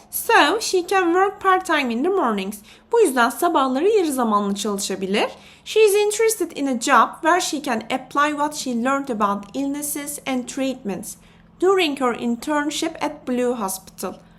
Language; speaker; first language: English; non-native, fluent; Turkish